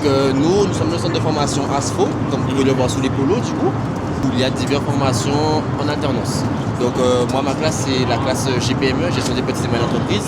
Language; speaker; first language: French; native; French